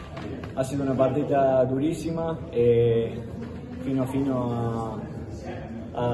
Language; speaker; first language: Italian; non-native, fluent; Spanish